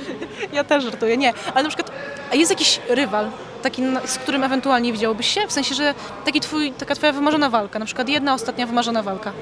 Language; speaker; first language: Polish; native; Polish